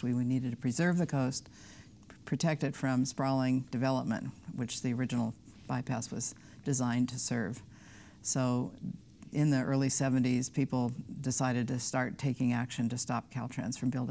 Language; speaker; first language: English; native; English